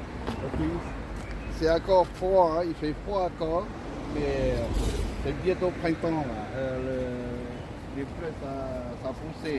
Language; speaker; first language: French; non-native, learner; Hmong